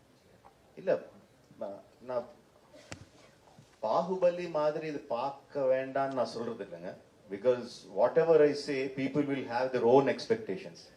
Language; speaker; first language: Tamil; non-native, fluent; Telugu